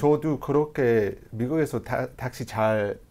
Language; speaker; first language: Korean; non-native, fluent; English